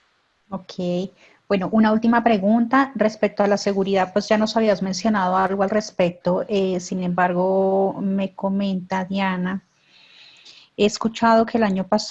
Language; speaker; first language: Spanish; native; Spanish